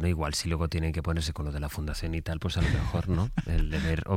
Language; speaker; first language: Spanish; native; Spanish